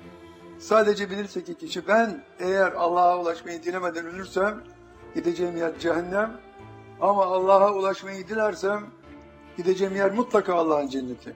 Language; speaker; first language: Turkish; native; Turkish